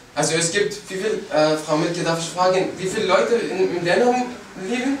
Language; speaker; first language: German; non-native, learner; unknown